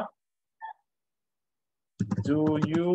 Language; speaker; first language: English; non-native, learner; Spanish